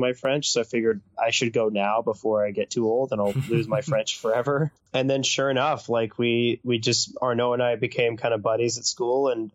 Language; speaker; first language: English; native; English